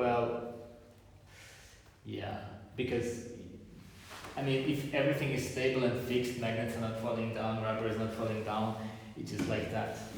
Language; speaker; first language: English; non-native, fluent; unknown